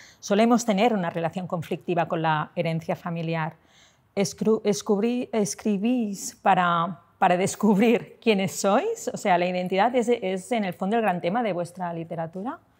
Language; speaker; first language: Spanish; non-native, local second language; Catalan